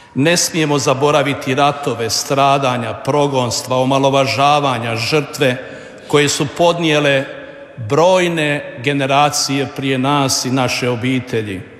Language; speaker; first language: Croatian; native; Croatian